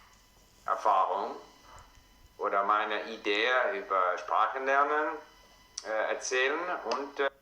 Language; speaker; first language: German; non-native, fluent; English